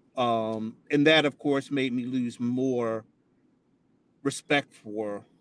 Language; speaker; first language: English; native; English